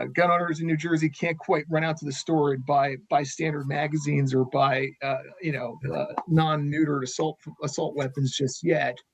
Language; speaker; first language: English; native; English